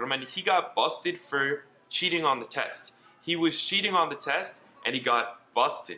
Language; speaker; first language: English; native; English